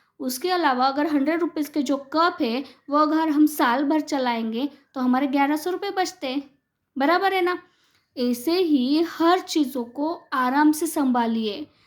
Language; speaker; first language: Hindi; non-native, local second language; Marathi